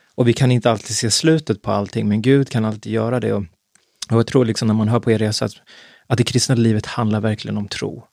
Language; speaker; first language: Swedish; native; Swedish